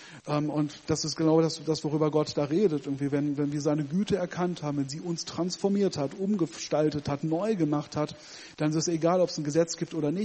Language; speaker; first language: German; native; German